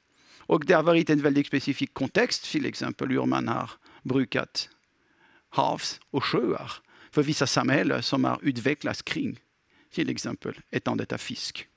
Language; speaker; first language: Swedish; non-native, fluent; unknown